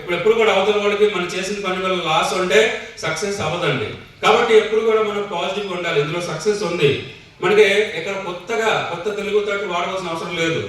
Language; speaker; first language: Telugu; non-native, fluent; Hindi